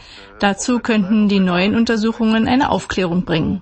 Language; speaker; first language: German; native; German